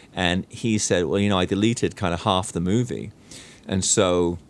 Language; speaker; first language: English; native; English